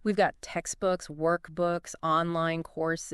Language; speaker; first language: English; native; English